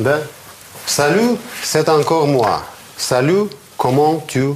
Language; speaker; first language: French; non-native, fluent; Russian